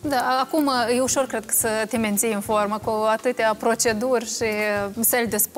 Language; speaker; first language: Romanian; native; Romanian